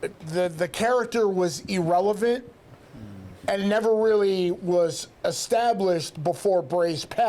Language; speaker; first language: English; native; English